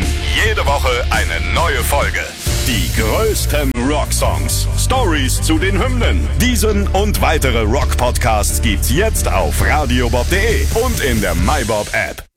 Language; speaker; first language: German; native; German